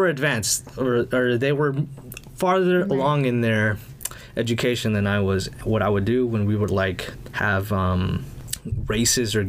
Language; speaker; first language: English; early bilingual, other home language; Spanish